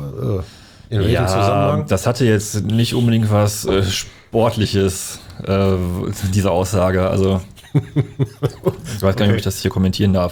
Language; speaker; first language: German; native; German